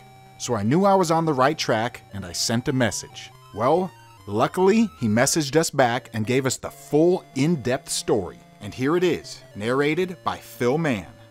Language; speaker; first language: English; native; English